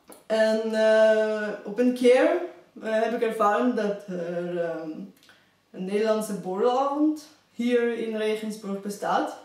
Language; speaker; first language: Dutch; non-native, fluent; Bulgarian